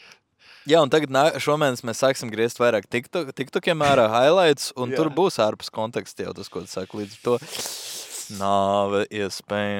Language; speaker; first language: Latvian; native; Latvian